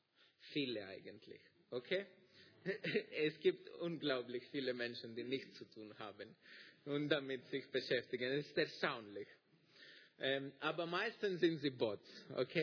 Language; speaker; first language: German; non-native, fluent; Greek